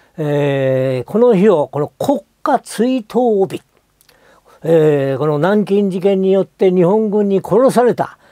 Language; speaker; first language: Japanese; native; Japanese